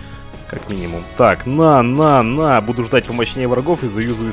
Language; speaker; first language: Russian; native; Russian